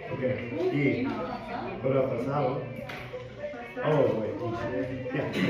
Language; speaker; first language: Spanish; non-native, learner; English